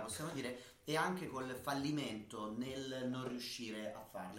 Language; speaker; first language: Italian; native; Italian